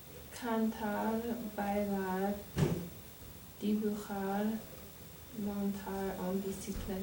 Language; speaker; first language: Spanish; non-native, learner; English